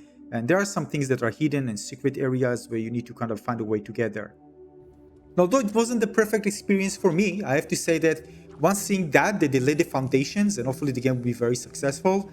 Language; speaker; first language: English; non-native, fluent; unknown